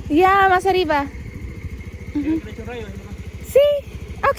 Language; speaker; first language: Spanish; non-native, learner; English